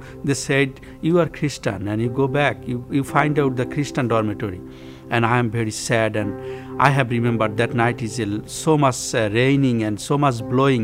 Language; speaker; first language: English; non-native, local second language; Bangla